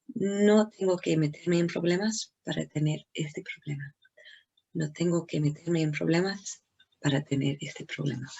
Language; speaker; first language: Spanish; non-native, learner; English